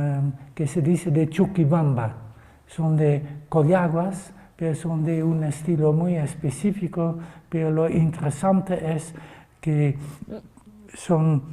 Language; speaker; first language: Spanish; non-native, fluent; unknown